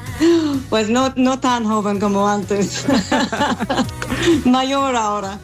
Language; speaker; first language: Spanish; non-native, learner; English